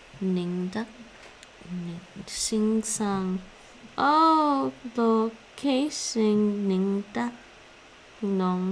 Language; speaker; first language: Chinese; non-native, learner; English